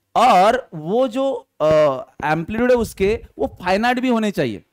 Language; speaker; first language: Hindi; non-native, local second language; Marathi